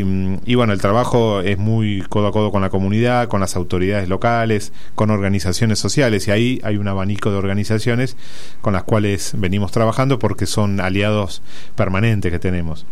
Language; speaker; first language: Spanish; native; Spanish